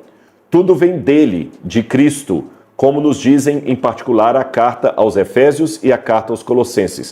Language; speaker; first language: Portuguese; native; Portuguese